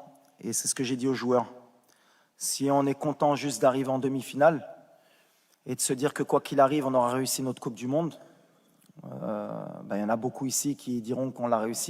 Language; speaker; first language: French; native; French